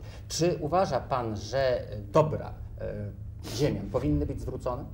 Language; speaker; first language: Polish; native; Polish